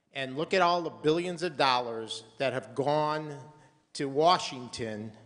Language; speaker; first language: English; native; English